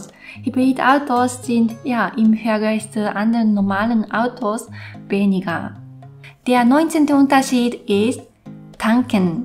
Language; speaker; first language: German; non-native, fluent; Japanese